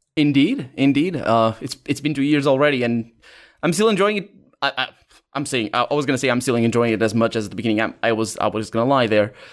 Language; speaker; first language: English; non-native, fluent; Portuguese